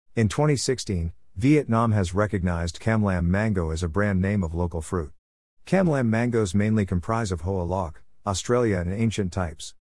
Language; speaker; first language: English; non-native, fluent; Vietnamese